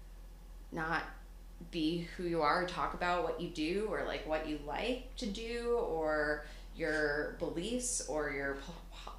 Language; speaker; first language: English; native; English